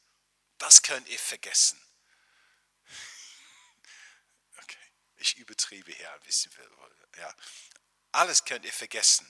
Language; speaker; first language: German; non-native, fluent; English